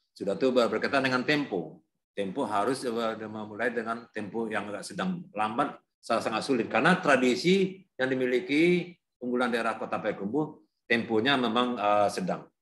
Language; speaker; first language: Indonesian; native; Indonesian